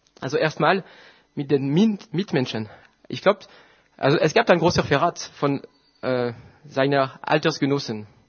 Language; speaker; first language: German; non-native, fluent; French